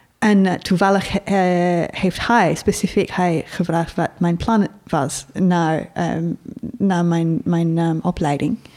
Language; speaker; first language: Dutch; non-native, fluent; English